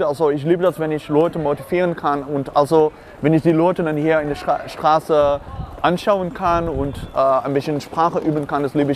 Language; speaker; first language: German; non-native, learner; Dutch